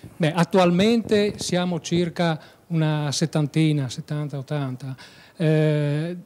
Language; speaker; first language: Italian; native; Italian